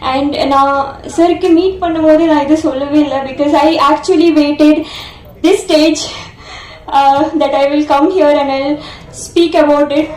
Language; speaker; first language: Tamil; non-native, learner; Bangla